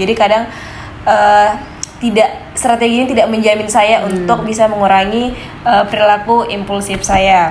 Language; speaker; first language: Indonesian; native; Indonesian